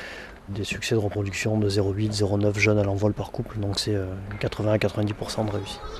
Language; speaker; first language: French; native; French